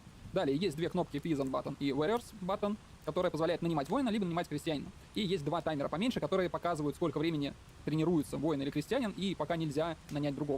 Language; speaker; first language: Russian; native; Russian